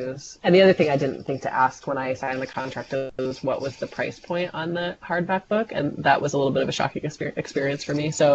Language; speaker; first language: English; native; English